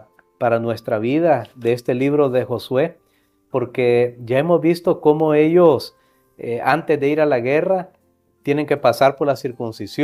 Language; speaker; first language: Spanish; native; Spanish